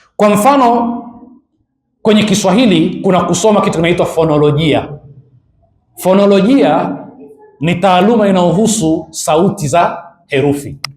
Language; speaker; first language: Swahili; native; Swahili